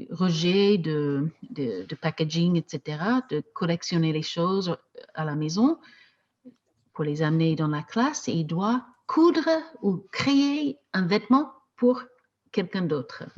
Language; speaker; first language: French; non-native, fluent; English